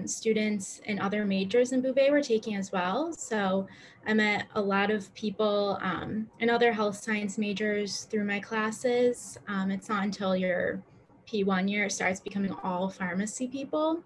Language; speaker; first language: English; native; English